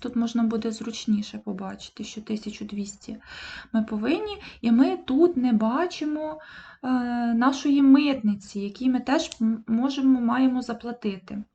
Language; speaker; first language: Ukrainian; native; Ukrainian